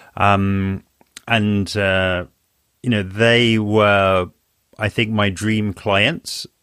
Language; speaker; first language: English; native; English